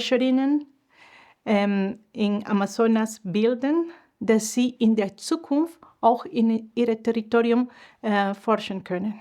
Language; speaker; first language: German; non-native, fluent; Spanish